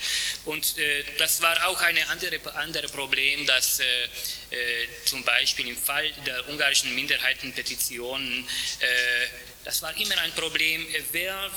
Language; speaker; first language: German; non-native, fluent; Hungarian